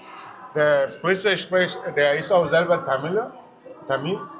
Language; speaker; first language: German; non-native, fluent; Tamil